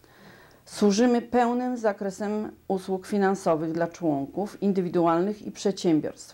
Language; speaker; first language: Polish; native; Polish